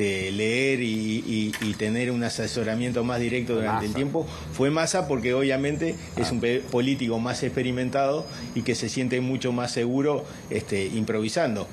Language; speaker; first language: Spanish; native; Spanish